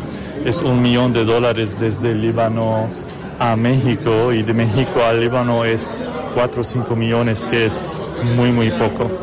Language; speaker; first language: Spanish; non-native, learner; Arabic